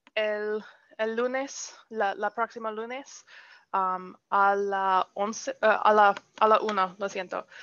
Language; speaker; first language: Spanish; non-native, learner; English